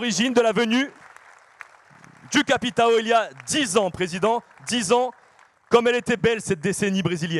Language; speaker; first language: French; native; French